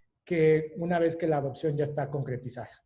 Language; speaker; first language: Spanish; native; Spanish